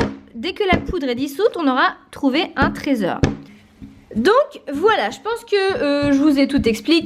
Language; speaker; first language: French; native; French